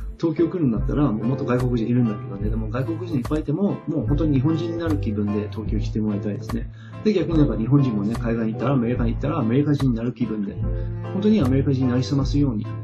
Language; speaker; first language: Japanese; non-native, fluent; English